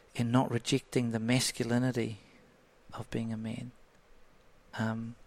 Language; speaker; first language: English; native; English